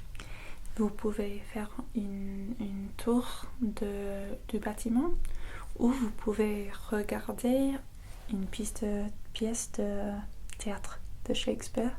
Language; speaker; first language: French; non-native, fluent; English